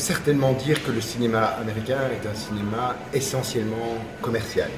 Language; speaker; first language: French; native; French